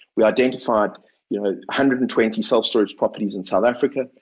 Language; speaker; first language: English; native; English